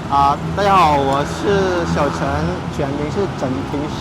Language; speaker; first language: Chinese; non-native, fluent; Vietnamese